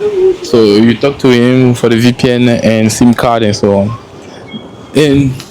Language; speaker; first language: English; non-native, fluent; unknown